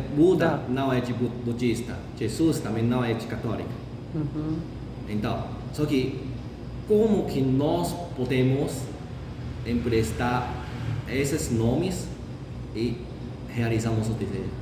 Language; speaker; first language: Portuguese; non-native, fluent; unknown